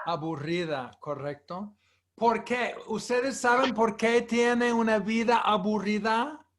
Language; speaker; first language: Spanish; non-native, fluent; English